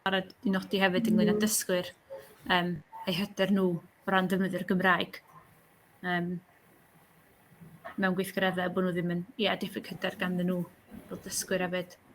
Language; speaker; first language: Welsh; native; Welsh